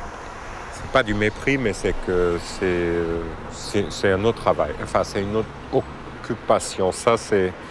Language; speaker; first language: French; non-native, fluent; Portuguese